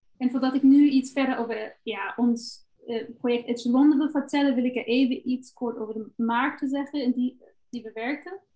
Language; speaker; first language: Dutch; non-native, fluent; German